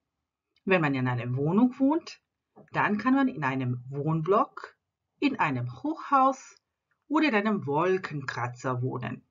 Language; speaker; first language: German; non-native, fluent; Croatian